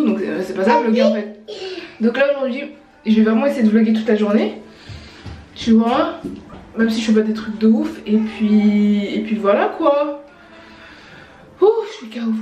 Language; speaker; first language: French; native; French